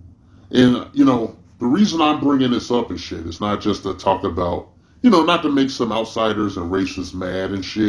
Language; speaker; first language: English; native; English